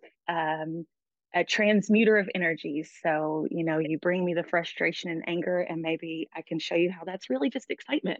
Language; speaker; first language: English; native; English